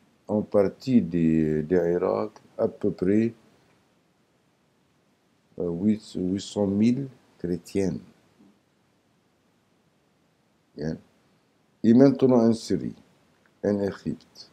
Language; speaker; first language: French; non-native, learner; Arabic